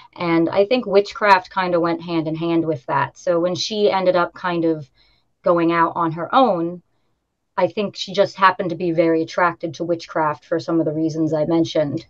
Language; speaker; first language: English; native; English